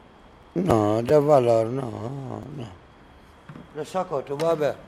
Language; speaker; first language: Spanish; non-native, learner; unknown